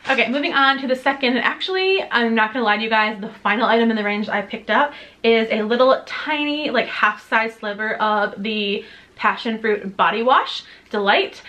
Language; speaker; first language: English; native; English